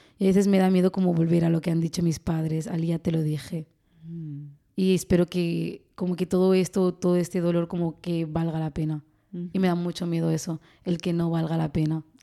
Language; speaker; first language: Spanish; early bilingual, other home language; Arabic